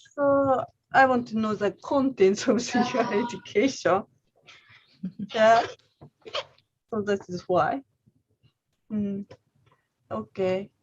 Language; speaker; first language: English; non-native, learner; Japanese